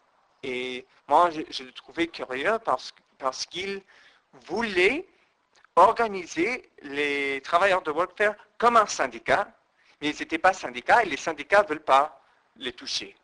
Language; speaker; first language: French; non-native, fluent; English